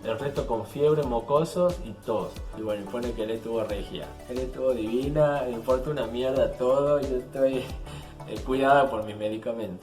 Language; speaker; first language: Spanish; native; Spanish